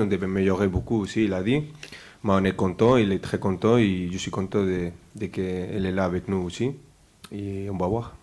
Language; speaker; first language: French; non-native, fluent; Spanish